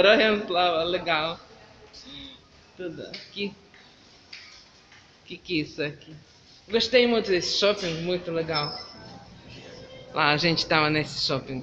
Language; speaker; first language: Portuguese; non-native, learner; Ukrainian